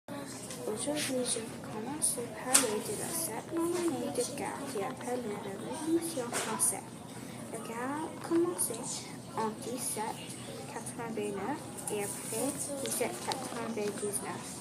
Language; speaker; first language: French; non-native, learner; English